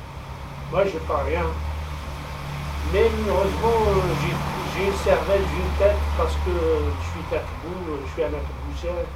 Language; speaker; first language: French; non-native, fluent; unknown